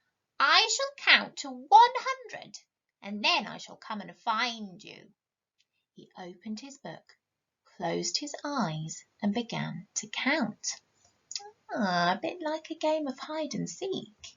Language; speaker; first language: English; native; English